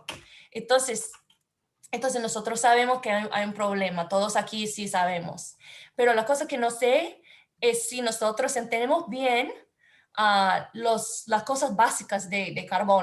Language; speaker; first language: Spanish; non-native, learner; English